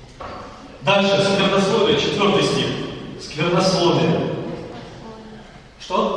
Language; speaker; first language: Russian; native; Russian